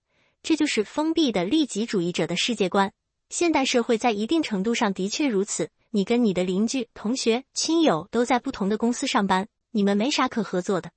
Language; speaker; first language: Chinese; native; Chinese